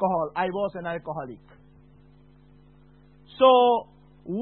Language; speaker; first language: English; non-native, local second language; Sinhala